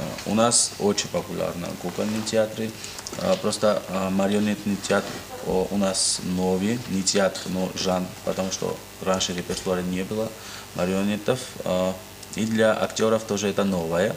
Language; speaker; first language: Russian; non-native, learner; Georgian